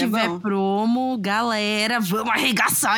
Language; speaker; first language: Portuguese; native; Portuguese